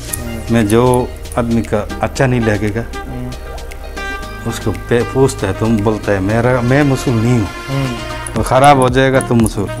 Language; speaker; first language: Hindi; non-native, learner; Bangla